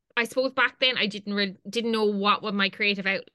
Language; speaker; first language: English; native; English